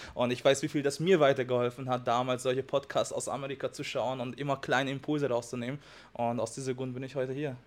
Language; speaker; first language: German; non-native, fluent; Hungarian